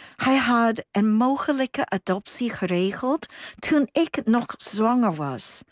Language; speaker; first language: Dutch; non-native, fluent; Cantonese